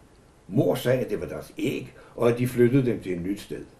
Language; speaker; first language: Danish; native; Danish